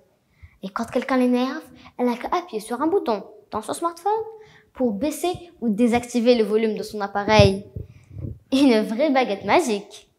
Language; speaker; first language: French; non-native, local second language; Arabic